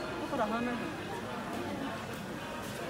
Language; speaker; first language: Japanese; non-native, learner; Filipino